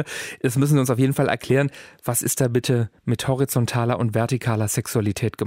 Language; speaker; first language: German; native; German